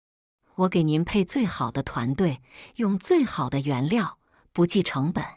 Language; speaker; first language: Chinese; native; Chinese